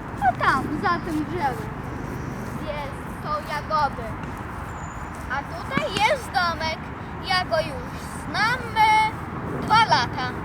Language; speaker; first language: Polish; early bilingual, other home language; Russian